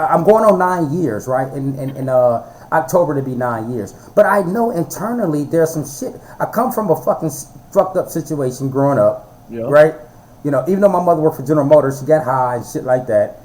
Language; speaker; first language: English; native; English